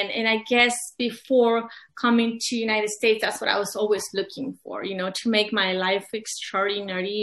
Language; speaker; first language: English; non-native, fluent; Spanish